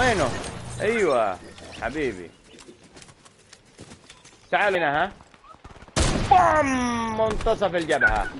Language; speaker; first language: Arabic; native; Arabic